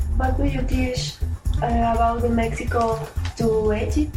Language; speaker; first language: English; non-native, learner; Spanish